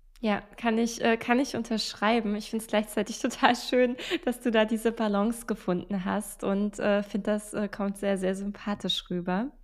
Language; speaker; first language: German; native; German